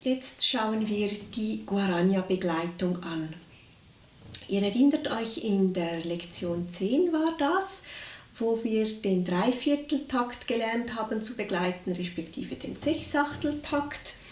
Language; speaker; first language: German; native; German